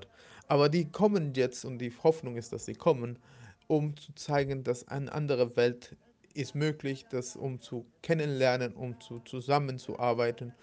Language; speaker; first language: German; non-native, fluent; Spanish